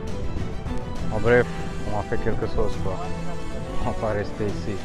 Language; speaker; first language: French; non-native, fluent; Hindi